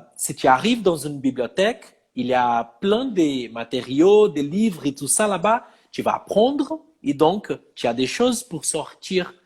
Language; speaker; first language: French; non-native, fluent; Portuguese